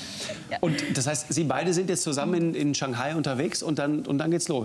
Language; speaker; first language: German; native; German